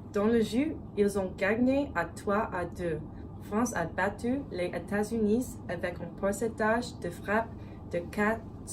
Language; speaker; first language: French; non-native, learner; English